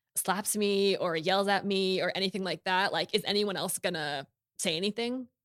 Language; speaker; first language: English; native; English